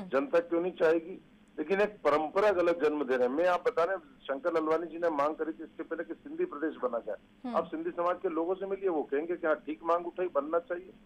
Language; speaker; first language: Hindi; native; Hindi